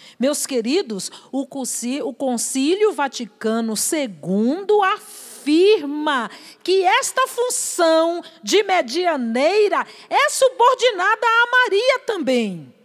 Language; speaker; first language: Portuguese; native; Portuguese